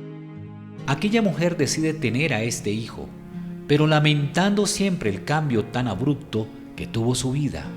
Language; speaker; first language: Spanish; native; Spanish